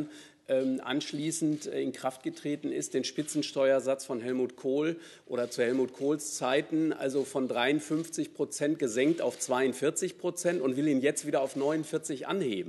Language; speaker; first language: German; native; German